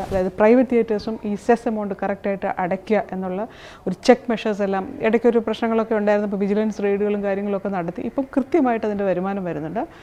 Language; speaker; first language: Malayalam; native; Malayalam